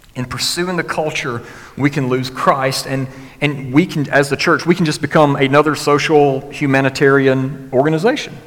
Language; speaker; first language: English; native; English